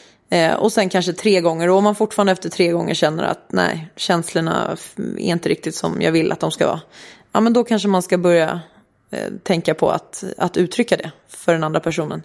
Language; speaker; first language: Swedish; native; Swedish